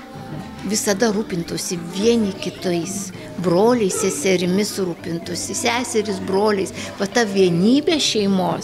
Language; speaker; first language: Lithuanian; native; Lithuanian